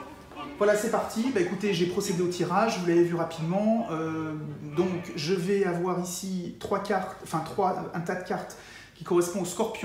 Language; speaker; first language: French; native; French